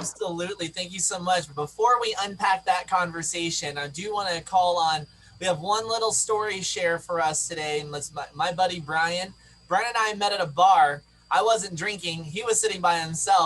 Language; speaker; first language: English; native; English